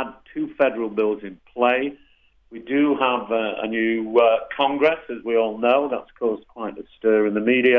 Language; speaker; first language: English; native; English